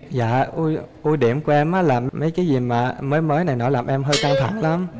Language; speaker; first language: Vietnamese; early bilingual, heritage; Vietnamese